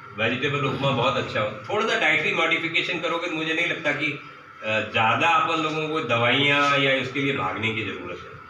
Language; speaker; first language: Hindi; native; Hindi